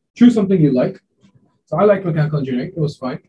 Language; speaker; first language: English; non-native, local second language; Hindi